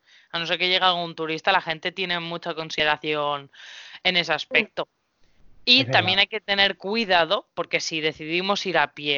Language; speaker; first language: Spanish; native; Spanish